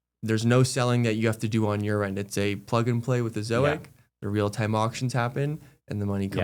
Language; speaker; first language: English; native; English